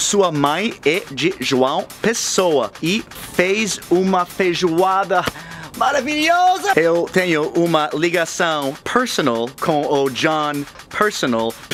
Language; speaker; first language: Portuguese; non-native, fluent; English